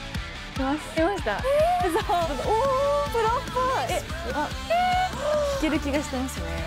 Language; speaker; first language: Japanese; native; Japanese